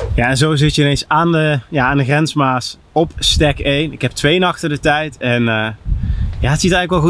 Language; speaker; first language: Dutch; native; Dutch